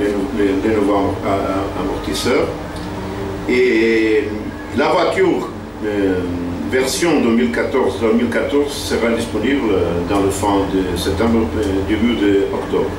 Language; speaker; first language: French; non-native, fluent; Portuguese